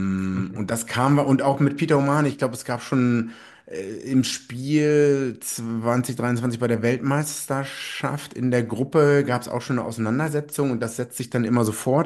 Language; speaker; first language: German; native; German